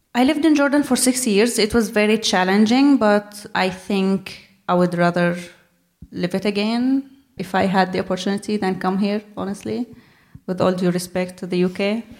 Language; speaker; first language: English; non-native, fluent; Arabic